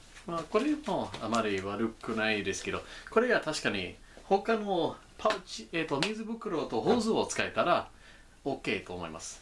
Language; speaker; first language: Japanese; non-native, learner; English